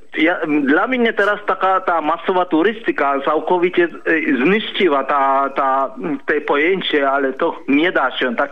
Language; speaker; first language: Polish; non-native, fluent; Sinhala